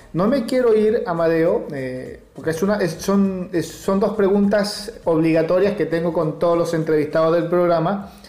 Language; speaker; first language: Spanish; native; Spanish